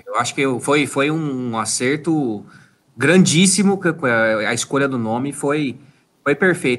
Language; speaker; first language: Spanish; non-native, learner; Portuguese